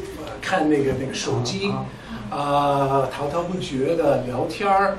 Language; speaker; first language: Chinese; non-native, fluent; English